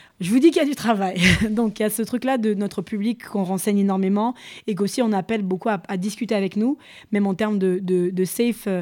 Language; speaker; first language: French; early bilingual, other home language; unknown